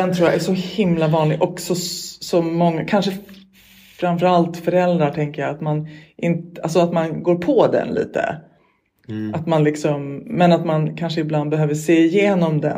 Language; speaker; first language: Swedish; native; Swedish